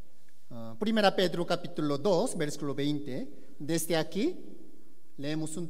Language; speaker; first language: Spanish; non-native, learner; Korean